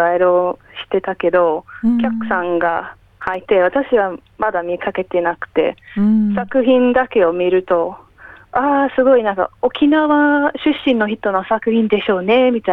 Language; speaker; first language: Japanese; non-native, fluent; English